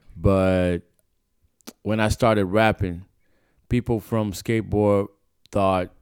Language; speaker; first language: English; non-native, fluent; Portuguese